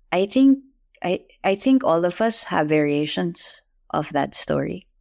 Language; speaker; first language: English; non-native, local second language; Filipino